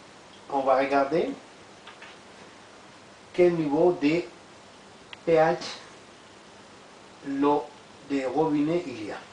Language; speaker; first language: French; non-native, learner; Italian